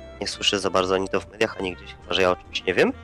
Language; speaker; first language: Polish; native; Polish